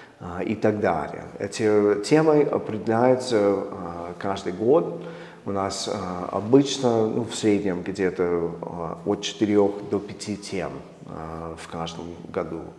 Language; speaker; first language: Russian; non-native, fluent; English